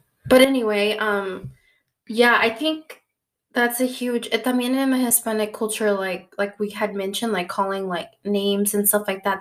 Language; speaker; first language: English; early bilingual, other home language; Spanish